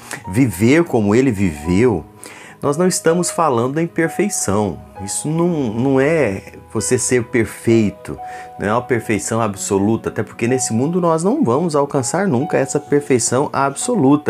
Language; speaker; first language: Portuguese; native; Portuguese